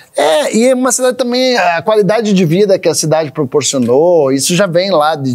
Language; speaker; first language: Portuguese; native; Portuguese